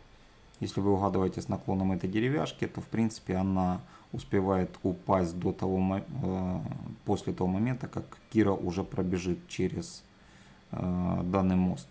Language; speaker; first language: Russian; native; Russian